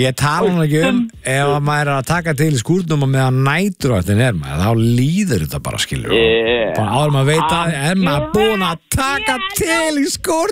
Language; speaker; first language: Icelandic; native; Icelandic